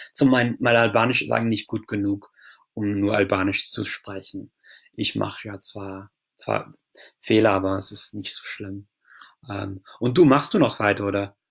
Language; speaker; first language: German; non-native, fluent; English